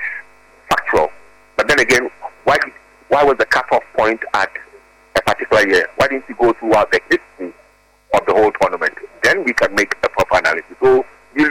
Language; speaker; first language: English; non-native, local second language; Akan